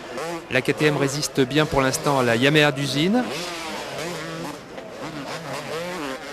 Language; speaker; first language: French; native; French